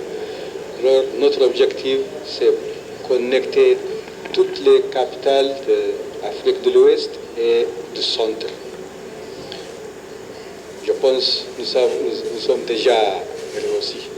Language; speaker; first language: French; non-native, fluent; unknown